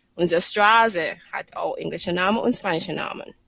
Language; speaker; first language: German; non-native, learner; English